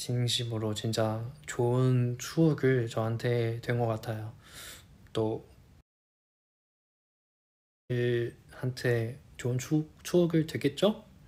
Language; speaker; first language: Korean; non-native, fluent; Chinese